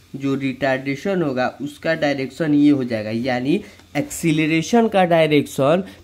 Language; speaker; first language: Hindi; native; Hindi